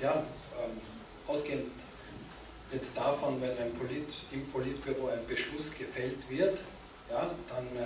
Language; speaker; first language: German; native; German